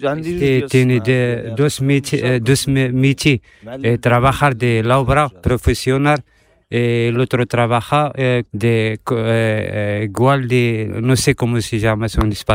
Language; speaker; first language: Spanish; non-native, learner; Arabic